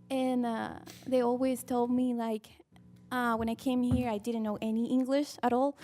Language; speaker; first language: English; early bilingual, other home language; Spanish